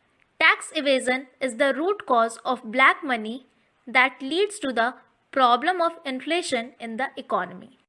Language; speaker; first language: English; non-native, local second language; Hindi